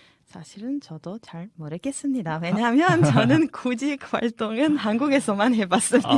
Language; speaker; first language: Korean; non-native, fluent; Serbian